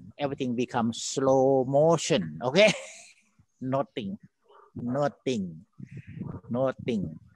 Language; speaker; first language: English; non-native, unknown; Thai